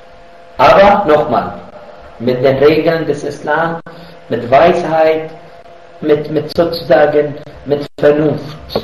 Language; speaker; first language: German; non-native, fluent; Arabic